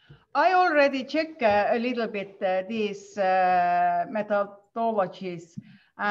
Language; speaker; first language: English; non-native, learner; Estonian